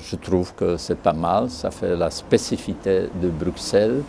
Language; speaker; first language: French; non-native, fluent; Slovak